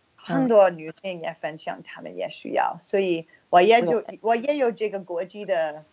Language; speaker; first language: Chinese; non-native, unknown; English